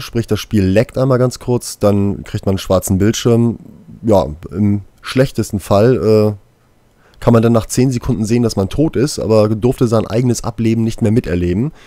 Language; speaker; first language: German; native; German